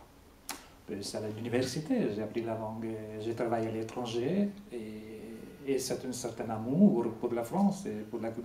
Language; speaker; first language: French; non-native, fluent; Hungarian